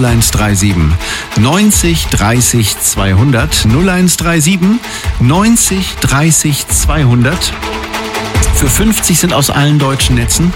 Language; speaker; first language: German; native; German